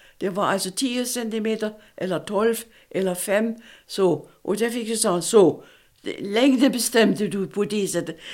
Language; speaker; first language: Swedish; non-native, fluent; German